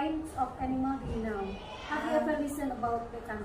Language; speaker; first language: English; non-native, learner; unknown